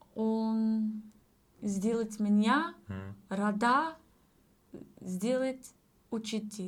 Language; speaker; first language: Russian; non-native, learner; English